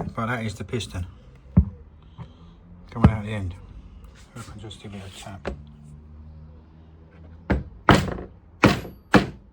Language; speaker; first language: English; native; English